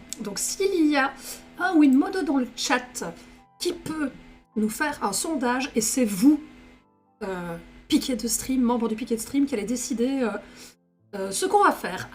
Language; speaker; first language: French; native; French